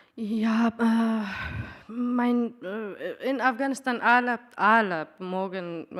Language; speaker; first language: German; non-native, learner; Persian